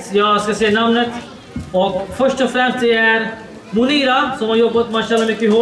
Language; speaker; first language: Swedish; non-native, learner; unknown